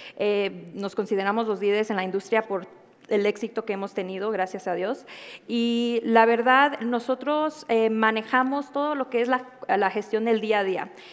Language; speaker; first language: Spanish; early bilingual, heritage; Spanish